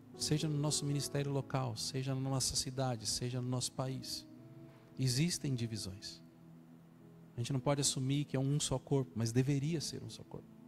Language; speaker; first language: Portuguese; native; Portuguese